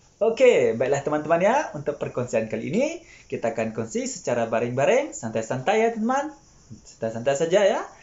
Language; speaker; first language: Malay; native; Malay